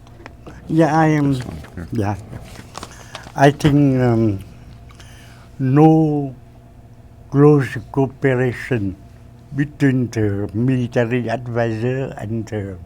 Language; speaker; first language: English; non-native, learner; Vietnamese